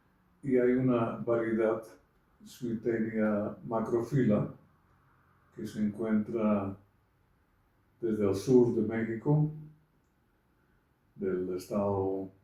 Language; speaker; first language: Spanish; non-native, fluent; Dutch